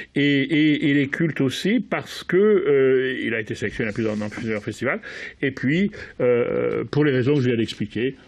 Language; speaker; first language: French; native; French